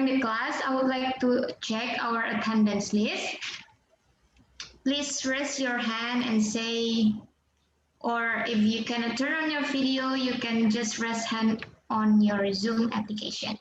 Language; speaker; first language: English; non-native, fluent; Indonesian